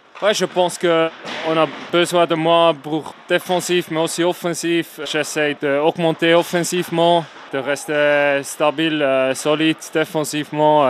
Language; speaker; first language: French; non-native, learner; Swiss German